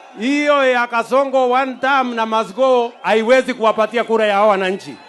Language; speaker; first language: Swahili; non-native, local second language; Kalenjin